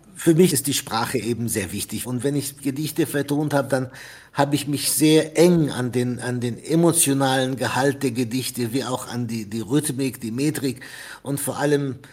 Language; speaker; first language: German; non-native, fluent; Arabic